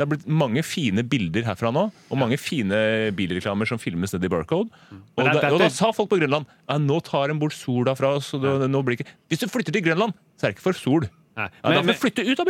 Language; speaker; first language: Norwegian; native; Norwegian